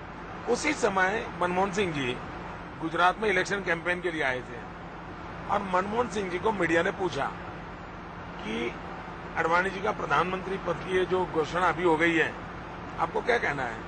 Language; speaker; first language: Hindi; non-native, local second language; Gujarati